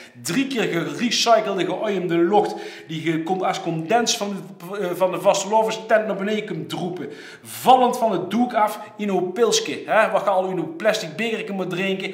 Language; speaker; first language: Dutch; native; Dutch